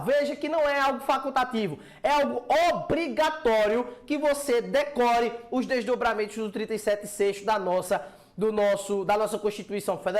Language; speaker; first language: Portuguese; native; Portuguese